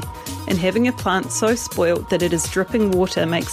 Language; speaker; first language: English; native; English